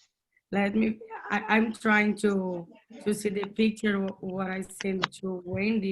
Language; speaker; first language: English; non-native, learner; Portuguese